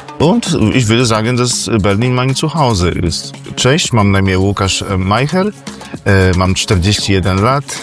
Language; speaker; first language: German; non-native, fluent; Polish